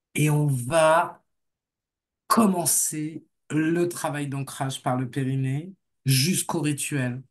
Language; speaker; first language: French; native; French